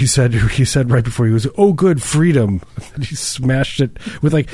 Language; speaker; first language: English; native; English